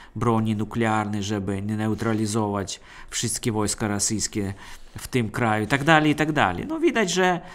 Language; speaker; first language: Polish; non-native, fluent; Russian